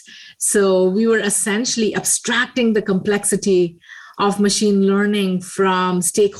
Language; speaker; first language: English; non-native, local second language; Hindi